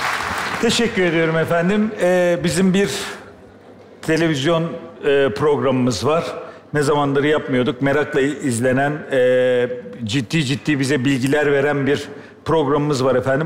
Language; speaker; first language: Turkish; native; Turkish